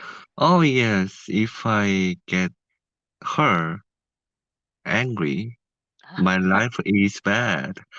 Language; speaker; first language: English; non-native, learner; Korean